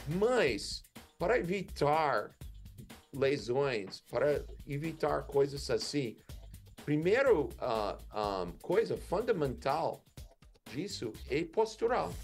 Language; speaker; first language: Portuguese; non-native, learner; English